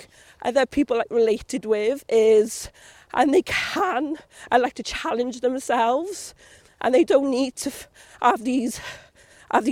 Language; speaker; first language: English; native; English